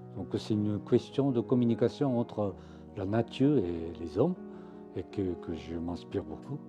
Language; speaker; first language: French; non-native, fluent; Japanese